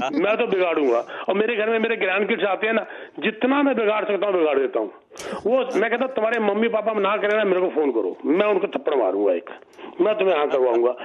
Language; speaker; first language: Hindi; native; Hindi